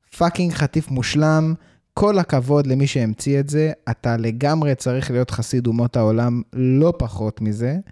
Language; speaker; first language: Hebrew; early bilingual, heritage; Hebrew